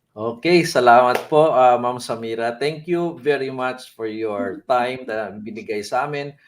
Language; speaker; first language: Filipino; native; Filipino